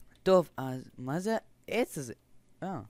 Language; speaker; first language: Hebrew; native; Hebrew